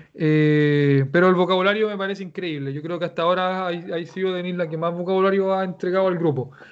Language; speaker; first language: Spanish; native; Spanish